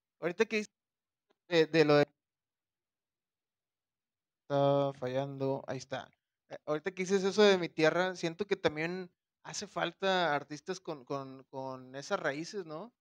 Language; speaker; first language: Spanish; native; Spanish